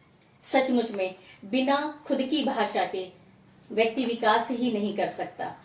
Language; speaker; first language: Hindi; native; Hindi